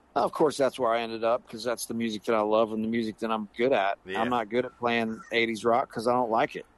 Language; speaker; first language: English; native; English